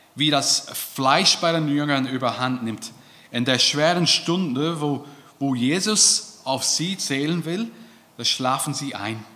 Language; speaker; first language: German; non-native, fluent; English